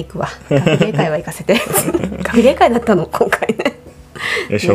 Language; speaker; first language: Japanese; native; Japanese